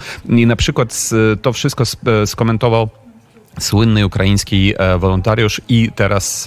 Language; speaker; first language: Polish; non-native, fluent; Ukrainian